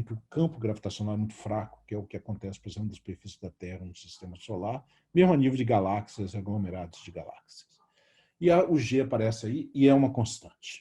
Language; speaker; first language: Portuguese; native; Portuguese